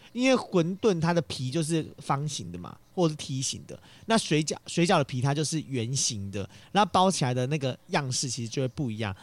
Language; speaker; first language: Chinese; native; Chinese